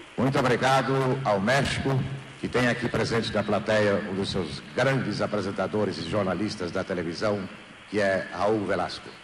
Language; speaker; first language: Portuguese; native; Portuguese